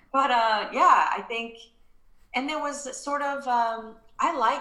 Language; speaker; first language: English; early bilingual, other home language; Spanish